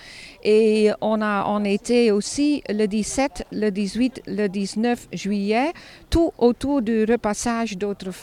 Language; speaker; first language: French; non-native, fluent; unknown